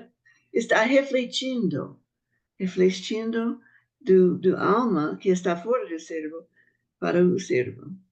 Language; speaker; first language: Portuguese; non-native, fluent; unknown